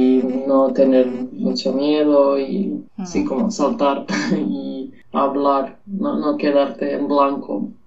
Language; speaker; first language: Spanish; non-native, fluent; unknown